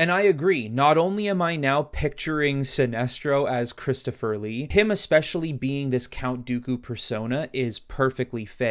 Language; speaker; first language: English; native; English